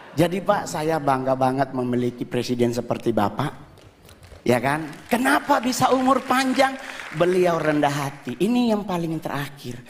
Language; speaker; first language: Indonesian; native; Indonesian